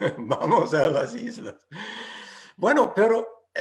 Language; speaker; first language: Spanish; non-native, fluent; English